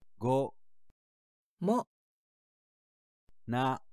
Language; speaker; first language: Japanese; non-native, learner; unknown